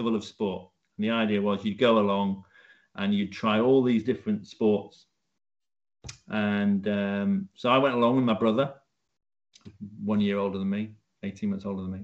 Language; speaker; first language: English; native; English